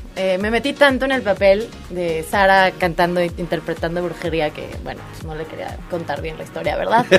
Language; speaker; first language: Spanish; native; Spanish